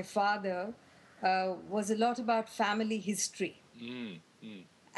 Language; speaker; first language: English; non-native, local second language; Tamil